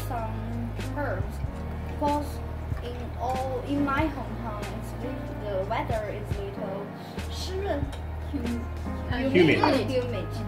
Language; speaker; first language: English; non-native, learner; Chinese